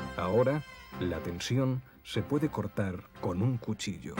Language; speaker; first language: Spanish; native; Spanish